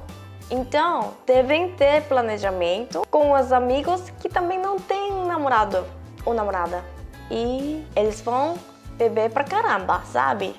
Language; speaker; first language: Portuguese; non-native, fluent; Korean